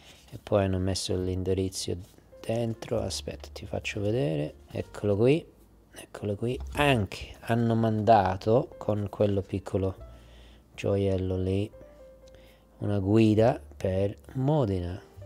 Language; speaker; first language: Italian; non-native, learner; English